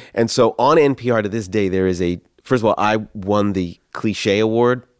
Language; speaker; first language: English; native; English